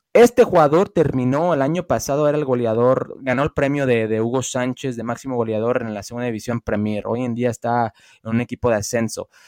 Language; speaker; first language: Spanish; early bilingual, heritage; Spanish